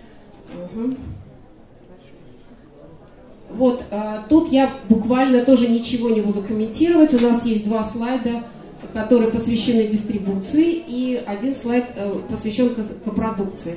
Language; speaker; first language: Russian; native; Russian